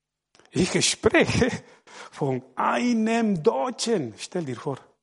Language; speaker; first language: German; non-native, fluent; Spanish